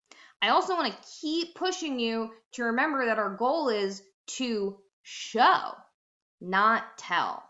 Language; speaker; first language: English; native; English